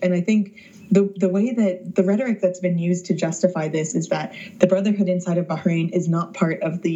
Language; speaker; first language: English; native; English